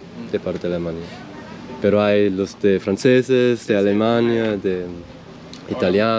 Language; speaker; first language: Spanish; non-native, learner; Swiss German